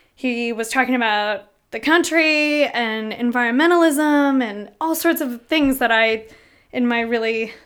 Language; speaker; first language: English; native; English